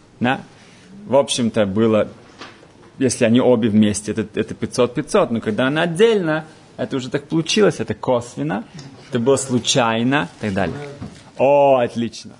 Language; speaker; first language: Russian; early bilingual, heritage; Russian